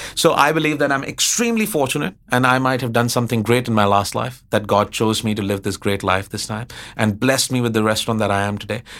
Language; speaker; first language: English; non-native, local second language; Hindi